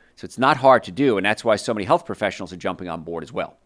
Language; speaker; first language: English; early bilingual, other home language; Italian